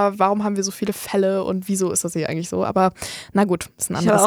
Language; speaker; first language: German; native; German